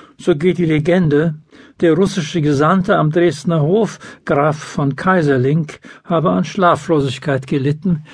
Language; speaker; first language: German; native; German